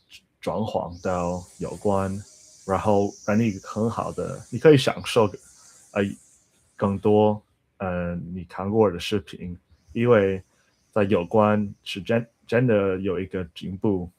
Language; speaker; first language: Chinese; non-native, learner; English